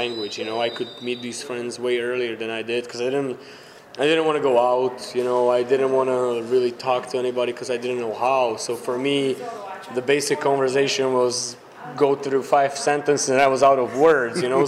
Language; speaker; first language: English; non-native, fluent; Slovak